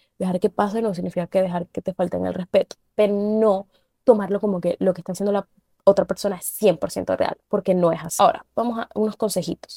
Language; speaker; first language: Spanish; native; Spanish